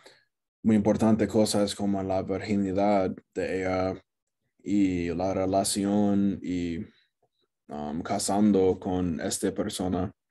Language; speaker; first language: Spanish; non-native, learner; English